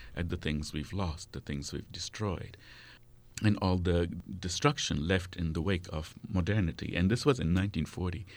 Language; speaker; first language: English; non-native, fluent; Arabic